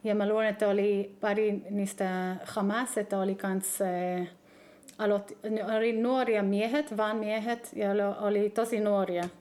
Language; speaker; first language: Finnish; early bilingual, heritage; Hebrew